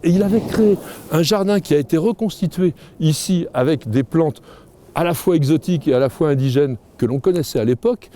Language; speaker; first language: French; native; French